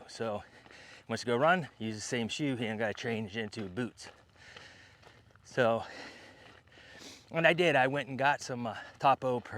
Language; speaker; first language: English; native; English